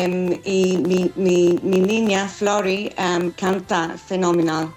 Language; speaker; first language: Spanish; non-native, fluent; English